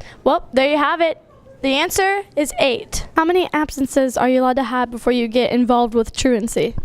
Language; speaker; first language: English; native; English